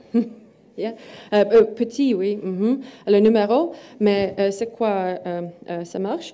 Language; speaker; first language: French; non-native, learner; Estonian